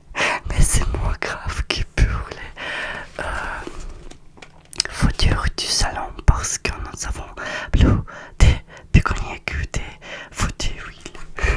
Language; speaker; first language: French; non-native, learner; Russian